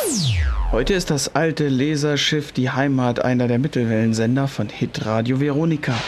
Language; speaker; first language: German; native; German